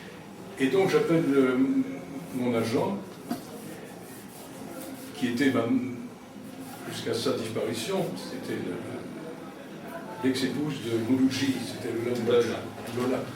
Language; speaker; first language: French; native; French